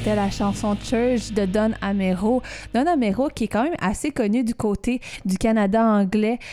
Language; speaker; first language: French; native; French